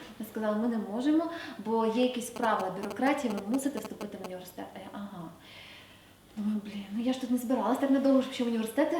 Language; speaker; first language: Ukrainian; native; Ukrainian